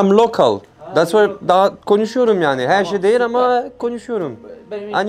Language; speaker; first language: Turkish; non-native, learner; French